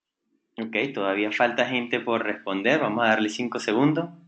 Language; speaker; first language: Spanish; native; Spanish